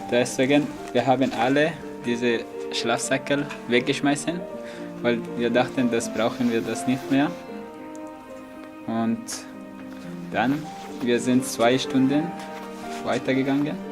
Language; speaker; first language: German; non-native, fluent; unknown